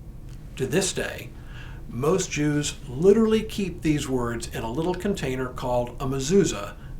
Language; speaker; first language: English; native; English